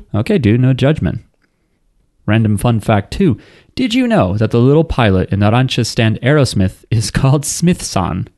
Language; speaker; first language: English; native; English